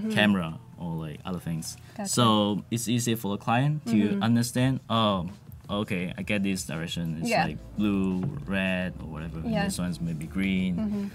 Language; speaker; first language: English; non-native, local second language; Cantonese